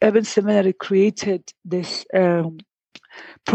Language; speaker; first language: English; non-native, local second language; Zulu